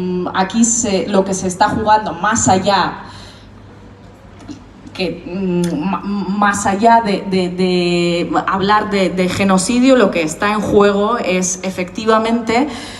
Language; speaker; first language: Spanish; non-native, fluent; Russian